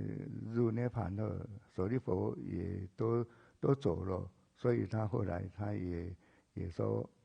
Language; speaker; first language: Chinese; native; Chinese